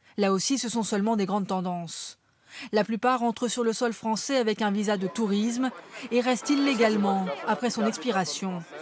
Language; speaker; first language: French; native; French